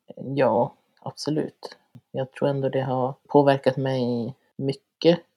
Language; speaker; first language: Swedish; native; Swedish